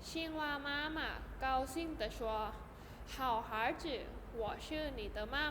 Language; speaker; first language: Chinese; non-native, fluent; Thai